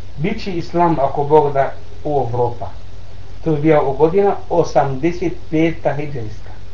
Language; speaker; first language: Bosnian; non-native, learner; Arabic